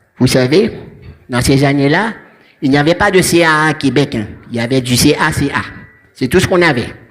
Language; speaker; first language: French; non-native, local second language; Haitian Creole